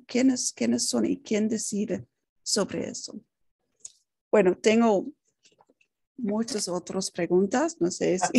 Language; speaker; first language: Spanish; non-native, fluent; Dutch